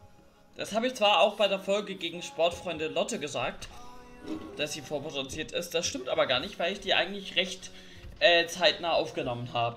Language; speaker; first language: German; native; German